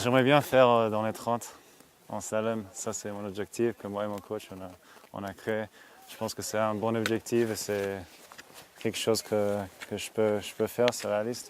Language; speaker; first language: French; non-native, fluent; Hebrew